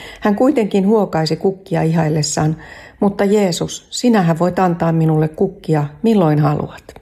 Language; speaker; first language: Finnish; native; Finnish